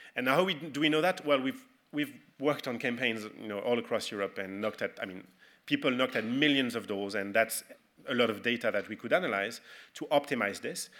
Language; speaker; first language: English; non-native, fluent; French